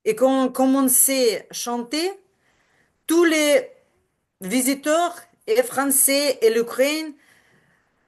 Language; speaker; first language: French; non-native, learner; Ukrainian